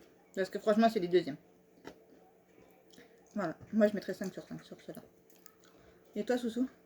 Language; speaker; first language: French; native; French